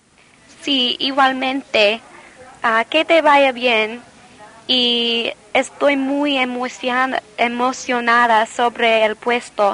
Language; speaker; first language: Spanish; non-native, learner; English